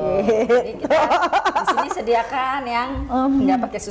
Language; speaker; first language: Indonesian; native; Indonesian